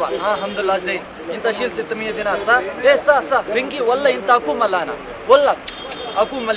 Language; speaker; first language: Arabic; non-native, learner; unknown